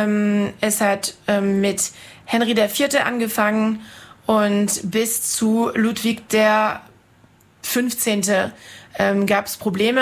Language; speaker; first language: German; non-native, fluent; French